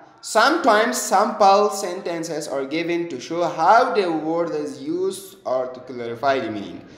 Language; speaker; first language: English; non-native, fluent; Persian